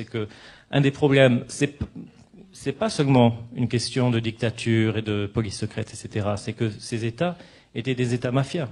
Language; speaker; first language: French; non-native, local second language; Arabic